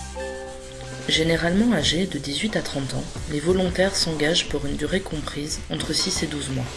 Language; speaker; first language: French; native; French